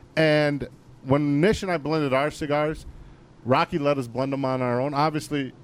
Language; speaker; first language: English; native; English